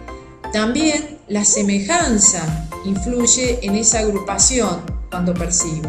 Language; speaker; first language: Spanish; native; Spanish